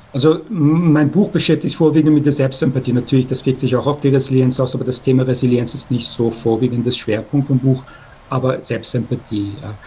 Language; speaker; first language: German; early bilingual, other home language; Persian